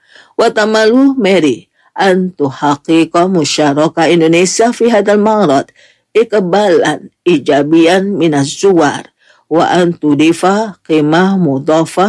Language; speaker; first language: Arabic; non-native, fluent; Indonesian